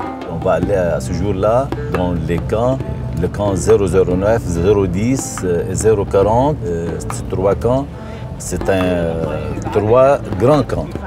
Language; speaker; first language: French; non-native, local second language; Arabic